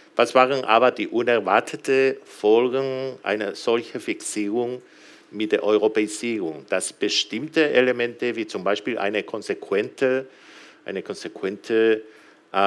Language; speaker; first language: German; non-native, fluent; Galician